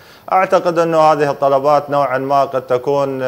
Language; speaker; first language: Arabic; native; Arabic